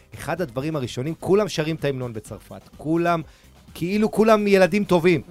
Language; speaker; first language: Hebrew; early bilingual, other home language; Spanish